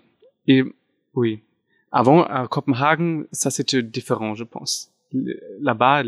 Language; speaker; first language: French; non-native, fluent; German